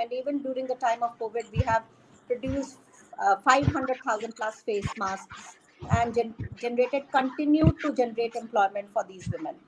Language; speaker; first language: English; non-native, local second language; Hindi